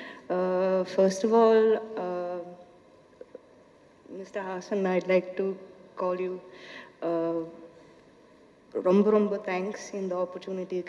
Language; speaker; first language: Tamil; non-native, learner; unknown